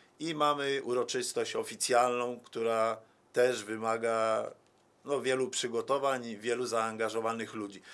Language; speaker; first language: Polish; native; Polish